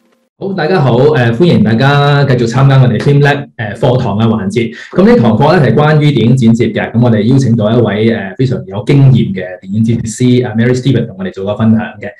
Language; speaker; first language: Chinese; native; Chinese